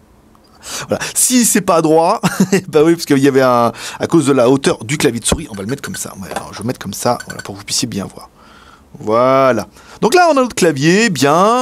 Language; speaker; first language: French; native; French